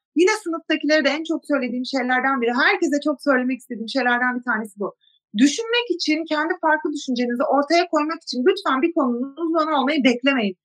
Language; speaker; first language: Turkish; native; Turkish